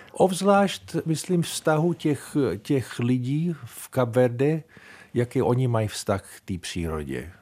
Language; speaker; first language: Czech; early bilingual, heritage; Czech